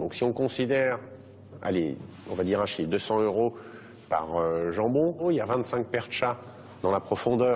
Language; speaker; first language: French; native; French